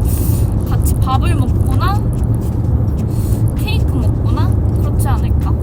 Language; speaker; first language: Korean; non-native, fluent; Japanese